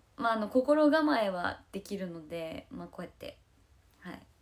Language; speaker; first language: Japanese; native; Japanese